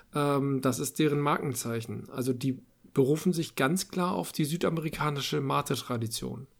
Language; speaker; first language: German; native; German